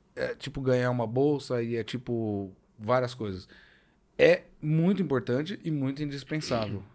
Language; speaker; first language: Portuguese; native; Portuguese